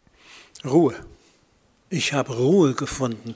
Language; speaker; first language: German; non-native, fluent; Dutch